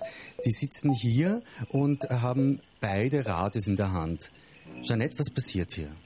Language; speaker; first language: German; native; German